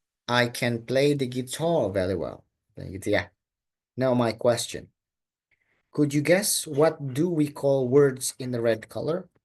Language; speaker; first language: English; non-native, local second language; Indonesian